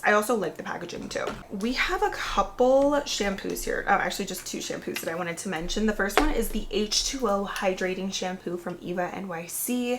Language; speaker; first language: English; native; English